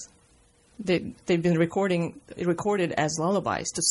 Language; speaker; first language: English; non-native, fluent; Russian